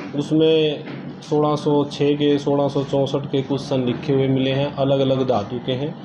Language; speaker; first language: Hindi; native; Hindi